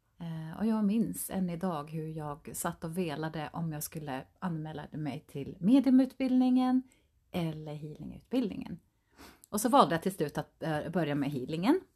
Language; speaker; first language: Swedish; early bilingual, other home language; Finnish